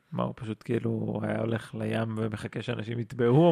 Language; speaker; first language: Hebrew; native; Hebrew